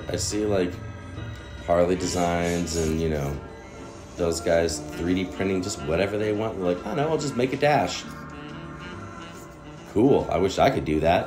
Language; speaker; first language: English; native; English